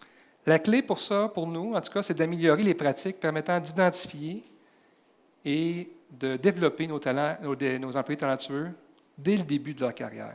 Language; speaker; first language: French; native; French